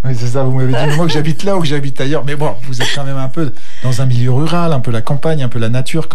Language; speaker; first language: French; native; French